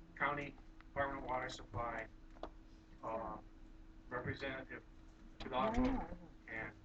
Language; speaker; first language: English; native; English